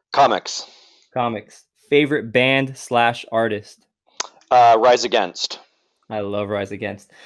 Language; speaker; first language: English; native; English